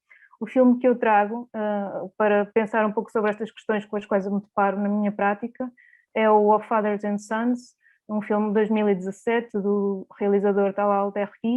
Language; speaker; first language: Portuguese; native; Portuguese